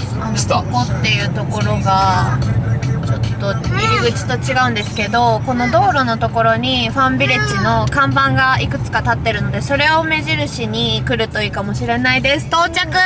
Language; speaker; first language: Japanese; native; Japanese